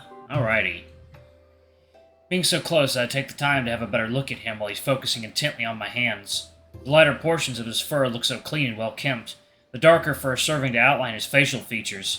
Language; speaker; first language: English; native; English